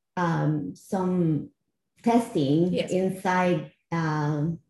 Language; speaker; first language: English; non-native, fluent; Spanish